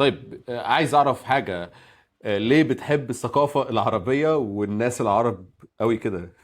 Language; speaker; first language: Arabic; native; Arabic